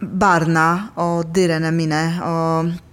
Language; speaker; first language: Norwegian; non-native, fluent; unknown